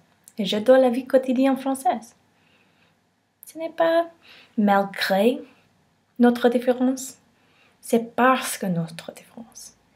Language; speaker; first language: French; non-native, learner; English